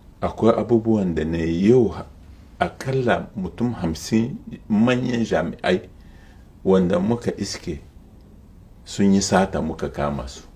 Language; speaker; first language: Hausa; non-native, local second language; Arabic